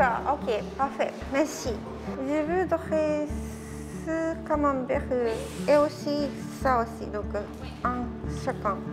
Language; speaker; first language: French; non-native, learner; Japanese